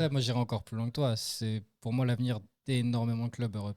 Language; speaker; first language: French; native; French